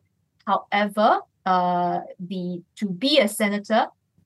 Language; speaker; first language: English; non-native, local second language; Chinese